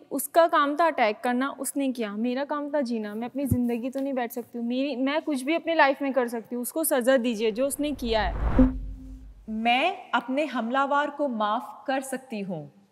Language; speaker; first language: Hindi; native; Hindi